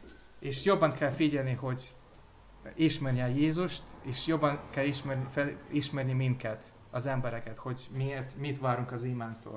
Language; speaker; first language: Hungarian; non-native, learner; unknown